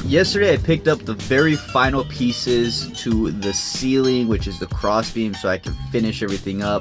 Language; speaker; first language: English; native; English